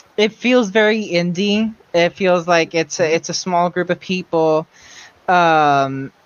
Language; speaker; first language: English; non-native, local second language; Spanish